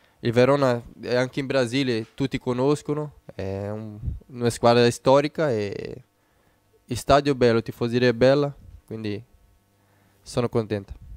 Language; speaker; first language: Italian; non-native, fluent; Portuguese